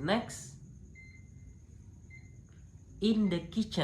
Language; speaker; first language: English; non-native, local second language; Indonesian